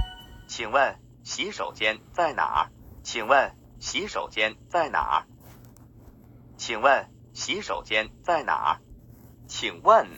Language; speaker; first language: Chinese; non-native, learner; English